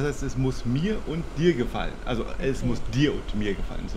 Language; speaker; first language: German; native; German